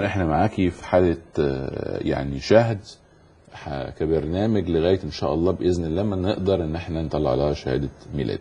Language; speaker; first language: Arabic; native; Arabic